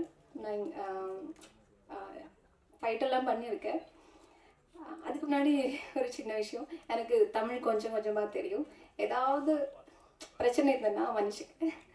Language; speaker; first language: Tamil; non-native, learner; Malayalam